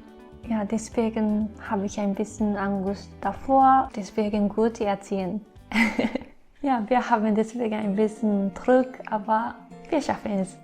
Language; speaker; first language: German; non-native, fluent; Japanese